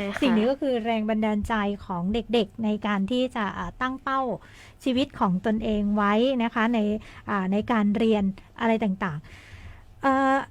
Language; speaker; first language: Thai; native; Thai